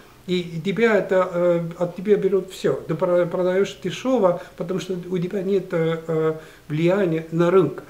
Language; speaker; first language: Russian; non-native, local second language; Estonian